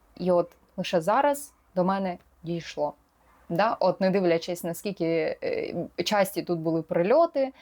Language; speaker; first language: Ukrainian; non-native, local second language; Russian